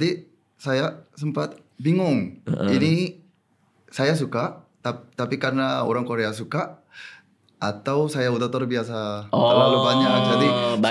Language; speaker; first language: Indonesian; non-native, fluent; Korean